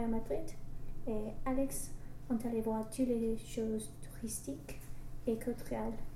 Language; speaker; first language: French; non-native, learner; English